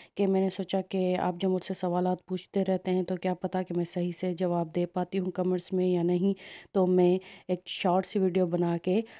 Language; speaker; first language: Urdu; non-native, local second language; Sindhi